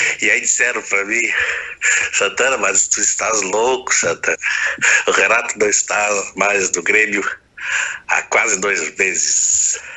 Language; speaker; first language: Portuguese; native; Portuguese